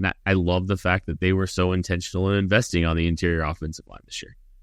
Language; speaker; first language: English; native; English